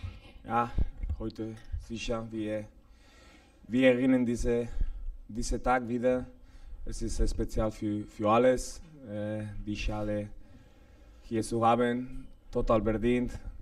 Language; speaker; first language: German; non-native, learner; Spanish